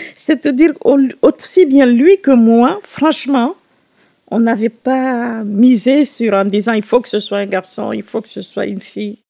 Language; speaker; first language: French; non-native, local second language; Susu